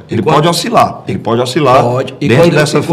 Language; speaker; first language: Portuguese; native; Portuguese